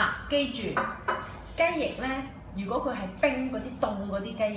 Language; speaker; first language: Cantonese; native; Cantonese